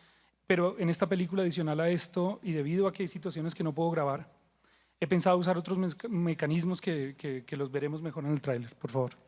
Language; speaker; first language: Spanish; native; Spanish